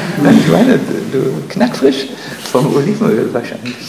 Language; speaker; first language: German; native; German